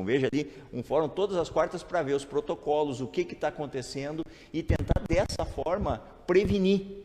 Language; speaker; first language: Portuguese; native; Portuguese